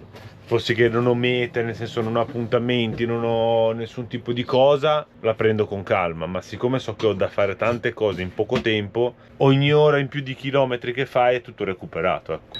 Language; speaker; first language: Italian; native; Italian